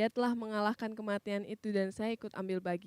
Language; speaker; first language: Indonesian; native; Indonesian